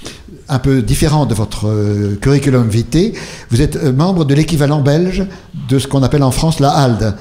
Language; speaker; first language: French; native; French